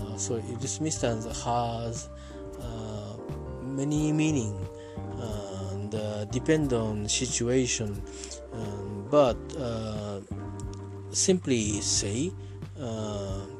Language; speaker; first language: English; non-native, learner; Japanese